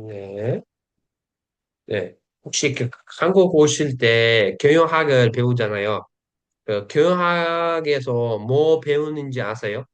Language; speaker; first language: Korean; non-native, fluent; Uzbek